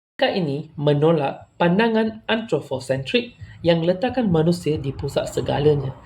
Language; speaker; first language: Malay; non-native, local second language; Tamil